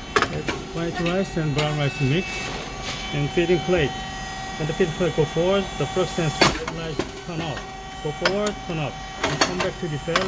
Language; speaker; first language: English; non-native, learner; Korean